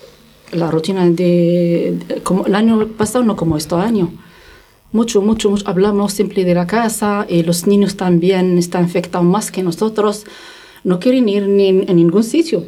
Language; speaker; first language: Spanish; non-native, learner; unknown